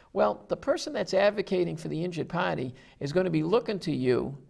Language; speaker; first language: English; native; English